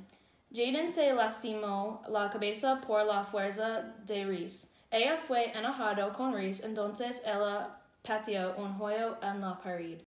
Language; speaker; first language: Spanish; non-native, learner; English